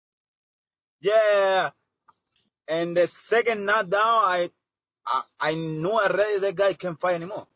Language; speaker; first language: English; non-native, learner; Spanish